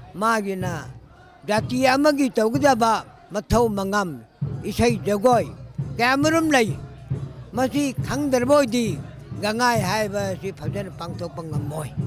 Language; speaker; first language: Manipuri; non-native, local second language; Rongmei Naga